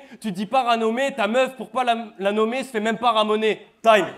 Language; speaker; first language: French; native; French